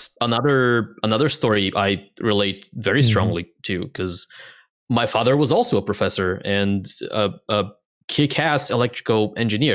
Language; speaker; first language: English; non-native, fluent; Bulgarian